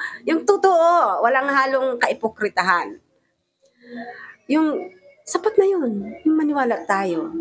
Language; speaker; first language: Filipino; native; Filipino